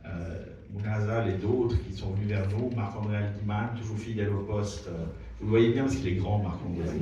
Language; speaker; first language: French; native; French